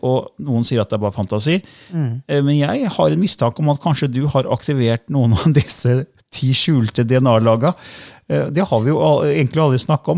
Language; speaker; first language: Norwegian; native; Norwegian